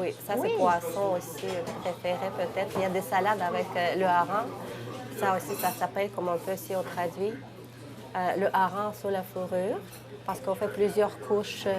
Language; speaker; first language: French; non-native, fluent; Russian